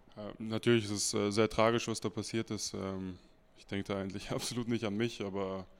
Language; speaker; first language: German; native; German